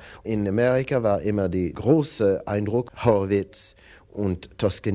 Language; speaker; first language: German; non-native, fluent; English